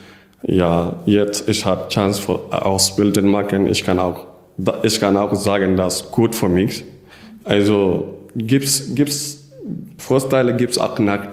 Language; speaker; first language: German; non-native, learner; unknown